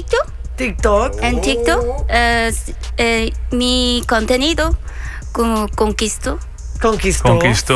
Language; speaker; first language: Spanish; non-native, learner; Korean